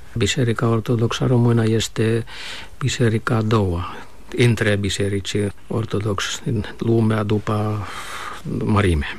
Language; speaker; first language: Romanian; non-native, fluent; Finnish